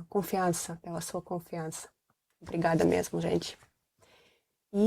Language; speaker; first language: Portuguese; non-native, fluent; Russian